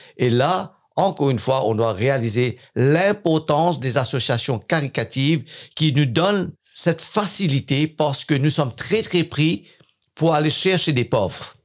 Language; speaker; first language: French; non-native, fluent; English